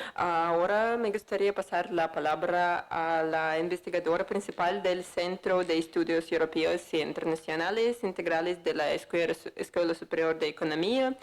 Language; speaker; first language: Spanish; non-native, fluent; Russian